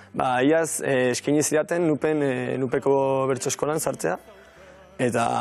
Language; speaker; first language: Basque; non-native, local second language; Spanish